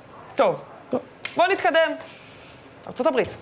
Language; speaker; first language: Hebrew; native; Hebrew